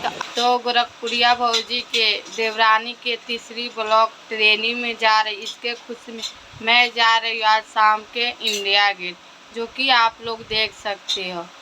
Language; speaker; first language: Hindi; non-native, local second language; Bhojpuri